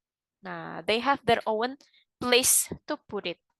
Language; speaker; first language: English; non-native, fluent; Indonesian